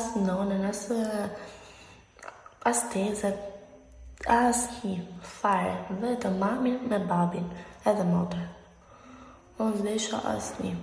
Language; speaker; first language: Albanian; early bilingual, heritage; Albanian